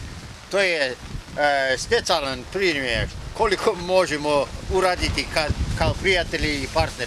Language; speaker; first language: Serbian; non-native, learner; English